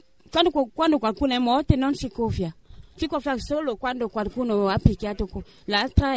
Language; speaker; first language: Italian; non-native, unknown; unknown